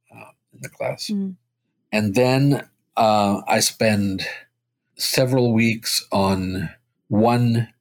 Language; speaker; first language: English; early bilingual, other home language; Spanish